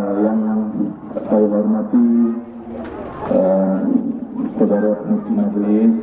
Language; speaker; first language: Malay; native; Malay